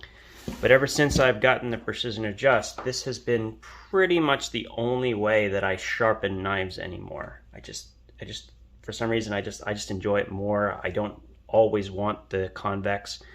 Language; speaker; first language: English; native; English